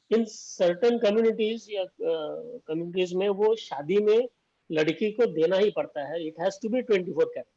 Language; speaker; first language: Hindi; non-native, local second language; Marathi